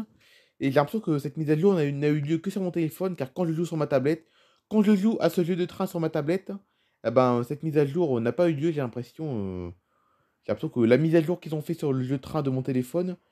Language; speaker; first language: French; native; French